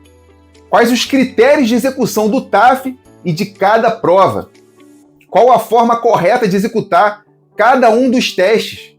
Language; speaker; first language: Portuguese; native; Portuguese